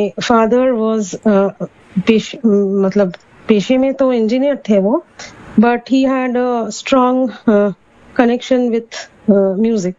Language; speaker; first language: Hindi; non-native, local second language; Bangla